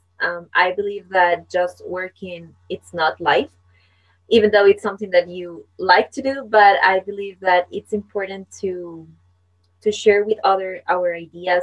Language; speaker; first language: English; non-native, fluent; Spanish